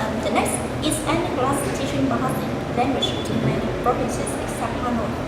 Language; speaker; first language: English; non-native, learner; Vietnamese